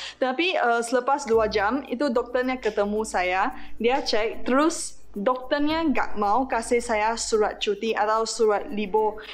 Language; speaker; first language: Malay; non-native, local second language; Chinese